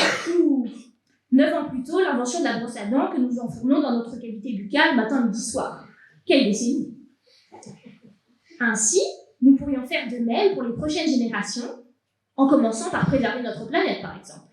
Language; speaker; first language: French; native; French